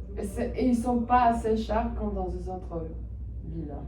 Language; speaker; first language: French; non-native, fluent; Spanish